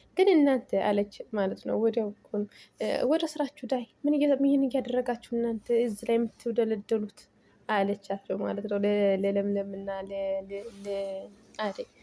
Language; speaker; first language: Amharic; native; Amharic